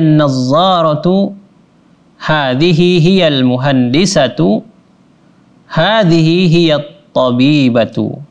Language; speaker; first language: Arabic; non-native, fluent; Indonesian